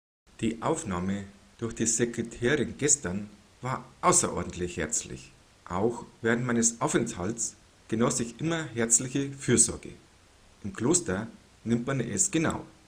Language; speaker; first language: German; native; German